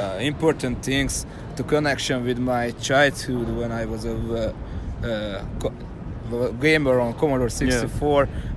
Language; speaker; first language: English; non-native, learner; Hungarian